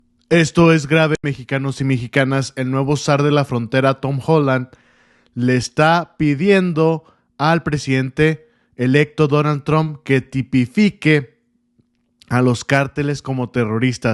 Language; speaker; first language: Spanish; native; Spanish